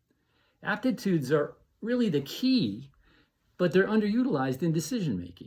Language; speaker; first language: English; native; English